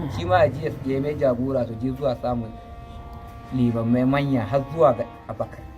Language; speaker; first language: Hausa; non-native, local second language; Fula